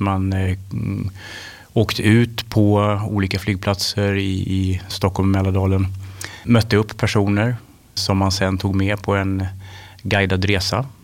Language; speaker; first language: Swedish; native; Swedish